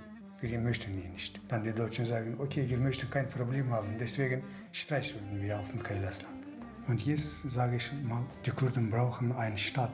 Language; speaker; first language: German; non-native, fluent; Kurdish